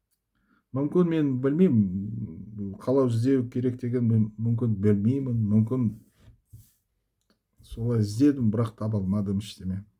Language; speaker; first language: Kazakh; non-native, local second language; Russian